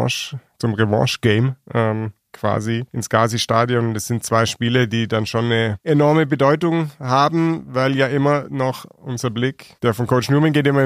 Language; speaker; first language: German; native; German